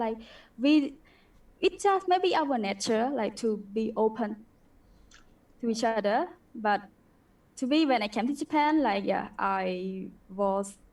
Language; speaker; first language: English; non-native, learner; Khmer